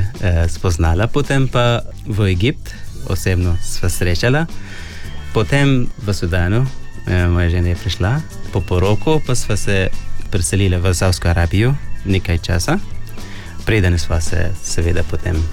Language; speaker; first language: Slovenian; non-native, fluent; Arabic